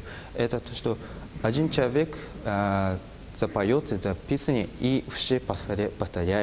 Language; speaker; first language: Russian; non-native, learner; Japanese